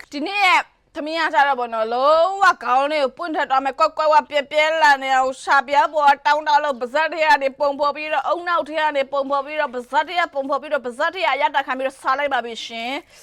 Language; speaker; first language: Burmese; non-native, local second language; Kachin